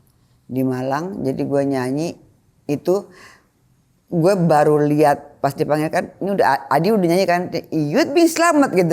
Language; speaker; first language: Indonesian; native; Indonesian